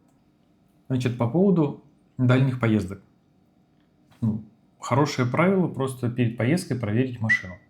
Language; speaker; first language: Russian; native; Russian